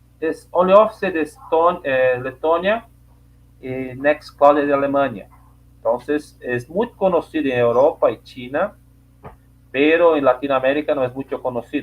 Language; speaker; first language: Spanish; non-native, learner; Portuguese